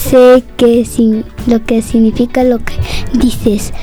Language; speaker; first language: Spanish; early bilingual, other home language; French